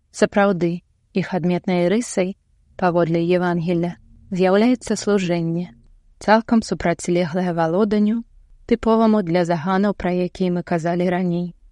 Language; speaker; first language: Belarusian; native; Belarusian